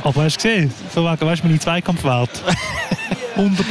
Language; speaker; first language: German; native; German